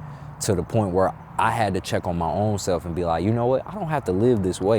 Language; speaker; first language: English; native; English